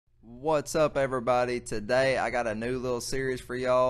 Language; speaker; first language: English; native; English